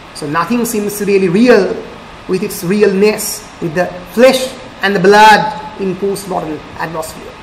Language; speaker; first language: English; non-native, local second language; Bangla